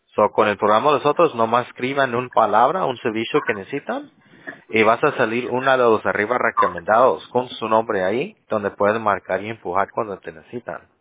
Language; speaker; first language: Spanish; native; Spanish